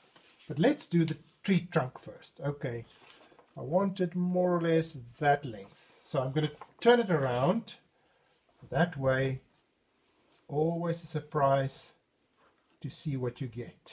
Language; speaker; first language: English; non-native, fluent; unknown